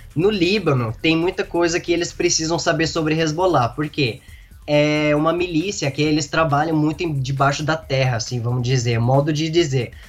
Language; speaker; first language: Portuguese; non-native, fluent; Arabic